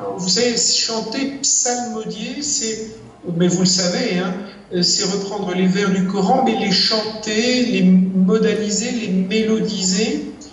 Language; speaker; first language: French; native; French